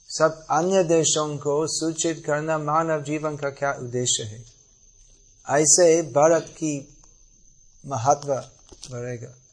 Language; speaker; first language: Hindi; non-native, fluent; English